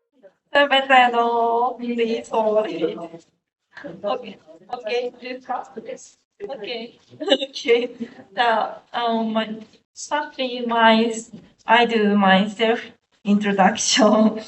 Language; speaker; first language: English; non-native, learner; Japanese